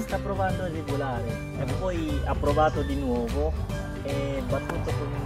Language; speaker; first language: Italian; non-native, fluent; Filipino